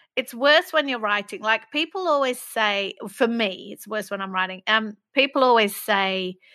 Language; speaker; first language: English; native; English